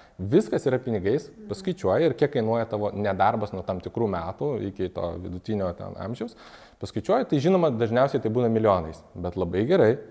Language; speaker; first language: Lithuanian; native; Lithuanian